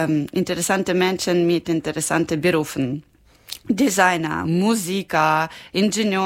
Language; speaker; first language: German; non-native, learner; Ukrainian